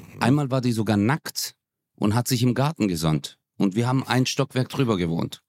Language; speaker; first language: German; early bilingual, other home language; Turkish